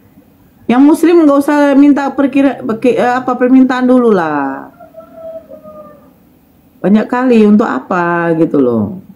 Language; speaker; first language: Indonesian; native; Indonesian